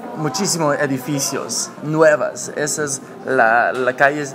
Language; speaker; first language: Spanish; non-native, learner; English